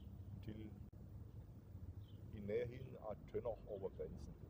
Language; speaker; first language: Danish; non-native, fluent; German